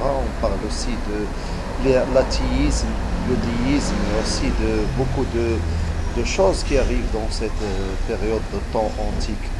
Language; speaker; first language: French; non-native, local second language; Arabic